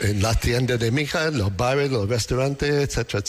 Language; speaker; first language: Spanish; non-native, learner; English